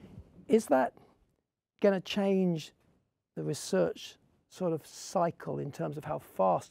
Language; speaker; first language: English; native; English